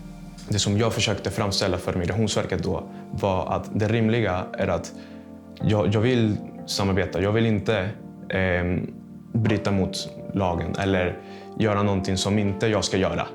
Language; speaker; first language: Swedish; non-native, fluent; Spanish